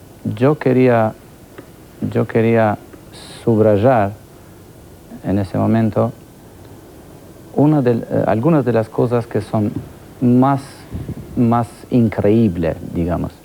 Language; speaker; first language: Spanish; non-native, fluent; Albanian